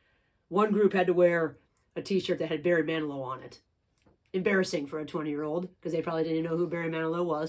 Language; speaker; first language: English; native; English